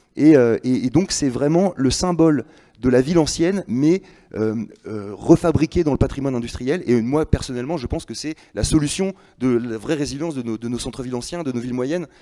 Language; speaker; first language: French; native; French